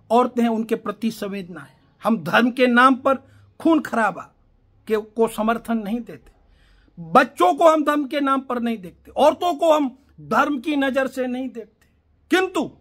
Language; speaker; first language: Hindi; non-native, local second language; Gujarati